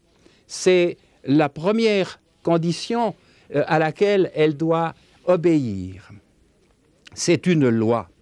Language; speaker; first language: French; native; French